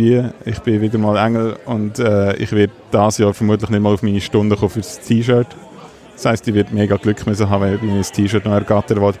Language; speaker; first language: German; native; German